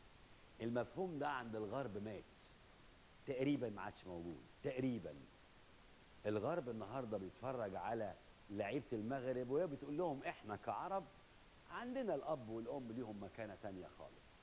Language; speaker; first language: Arabic; native; Arabic